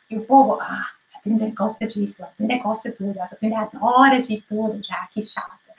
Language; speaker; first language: Portuguese; non-native, fluent; Hungarian